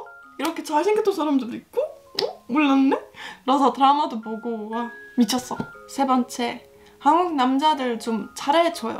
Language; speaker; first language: Korean; non-native, fluent; Estonian